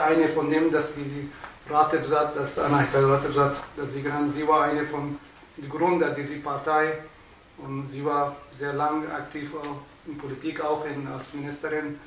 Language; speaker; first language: German; non-native, learner; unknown